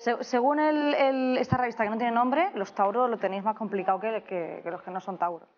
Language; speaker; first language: Spanish; native; Spanish